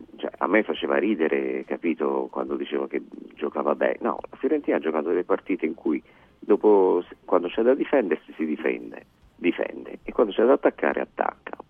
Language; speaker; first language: Italian; native; Italian